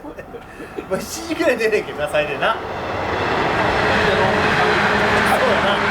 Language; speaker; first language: Japanese; native; Japanese